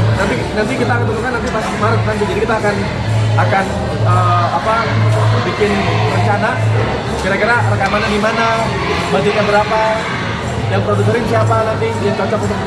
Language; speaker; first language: Indonesian; native; Indonesian